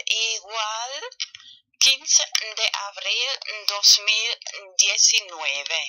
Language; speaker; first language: Spanish; non-native, fluent; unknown